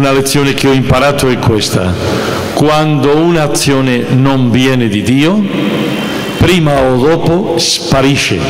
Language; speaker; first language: Italian; non-native, fluent; Spanish